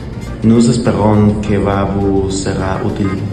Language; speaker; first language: French; non-native, learner; Spanish